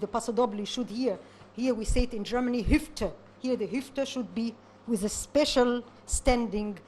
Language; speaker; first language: English; non-native, learner; Arabic